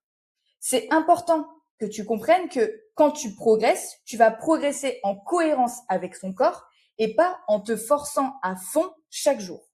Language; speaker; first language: French; native; French